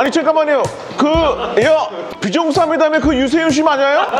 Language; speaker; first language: Korean; non-native, fluent; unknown